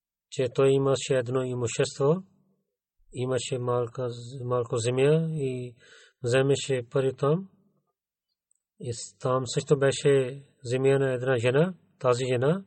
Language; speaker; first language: Bulgarian; non-native, learner; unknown